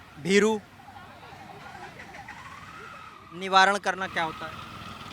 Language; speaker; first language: Hindi; native; Hindi